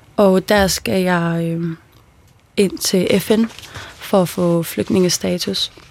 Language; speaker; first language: Danish; early bilingual, other home language; Persian